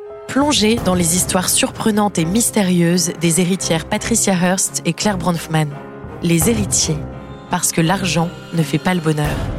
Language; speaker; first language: French; native; French